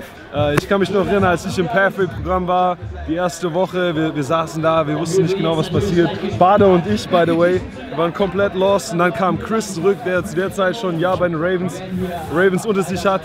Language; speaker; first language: German; native; German